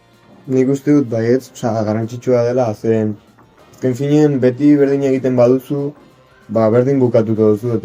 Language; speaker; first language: Basque; non-native, local second language; Spanish